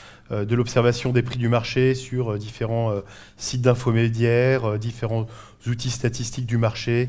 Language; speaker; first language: French; native; French